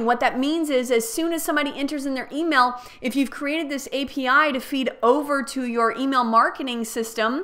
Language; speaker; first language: English; native; English